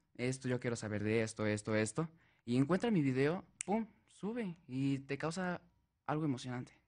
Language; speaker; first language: Spanish; native; Spanish